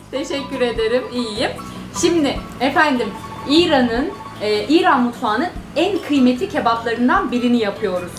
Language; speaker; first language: Turkish; native; Turkish